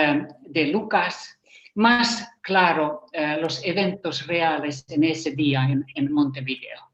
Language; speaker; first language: Spanish; non-native, fluent; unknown